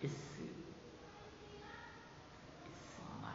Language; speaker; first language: Japanese; non-native, learner; Vietnamese